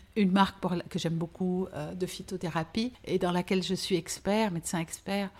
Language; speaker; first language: French; native; French